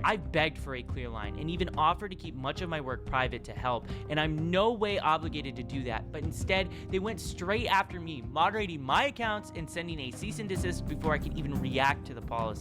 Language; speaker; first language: English; native; English